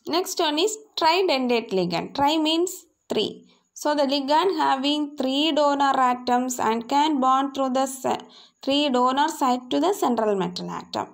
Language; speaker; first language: English; non-native, local second language; Tamil